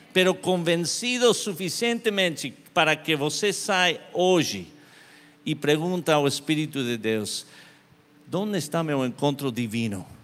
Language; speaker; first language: Portuguese; non-native, learner; Spanish